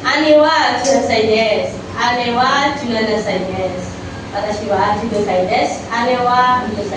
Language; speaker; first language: Japanese; non-native, learner; Indonesian